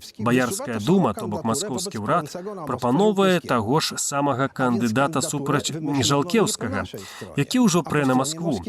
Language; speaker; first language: Belarusian; native; Belarusian